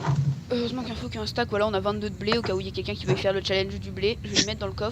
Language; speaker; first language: French; native; French